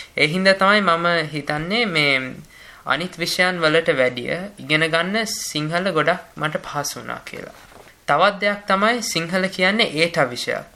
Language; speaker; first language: Sinhala; early bilingual, heritage; Sinhala